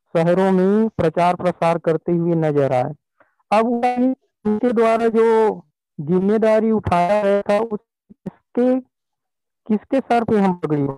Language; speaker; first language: Hindi; native; Hindi